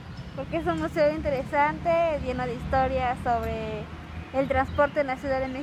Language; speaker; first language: Spanish; native; Spanish